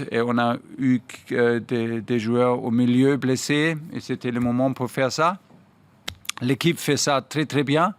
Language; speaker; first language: French; non-native, fluent; German